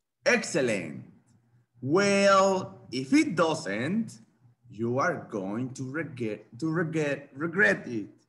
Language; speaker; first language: English; non-native, fluent; Spanish